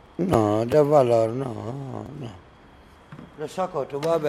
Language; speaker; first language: Spanish; non-native, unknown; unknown